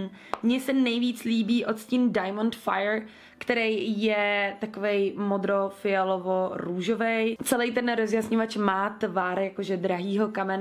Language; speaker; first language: Czech; native; Czech